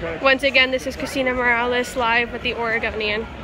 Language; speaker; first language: English; native; English